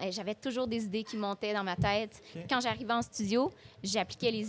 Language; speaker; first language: French; native; French